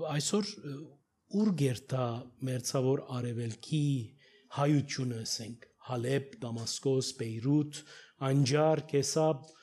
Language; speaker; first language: Armenian; early bilingual, heritage; Armenian